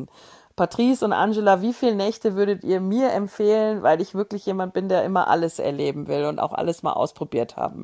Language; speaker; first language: German; native; German